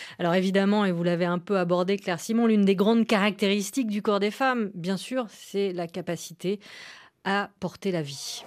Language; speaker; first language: French; native; French